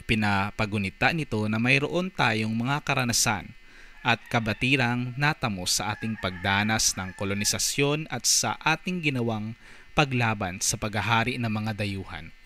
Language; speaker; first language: Filipino; native; Filipino